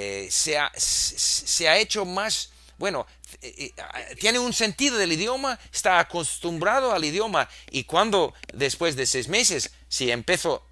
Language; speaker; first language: Spanish; non-native, fluent; English